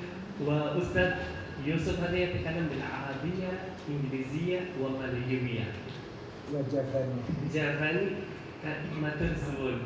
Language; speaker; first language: Arabic; non-native, fluent; Indonesian